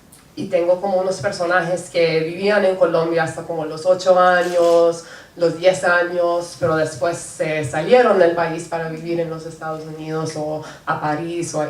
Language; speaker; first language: Spanish; non-native, local second language; English